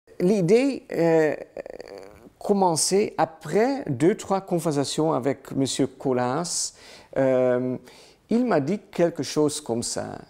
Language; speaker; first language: French; non-native, learner; Dutch